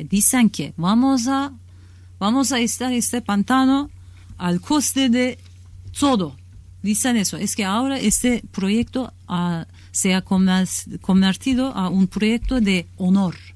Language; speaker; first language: Spanish; non-native, learner; Kurdish